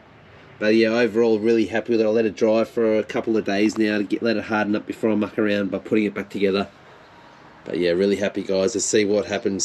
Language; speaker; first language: English; native; English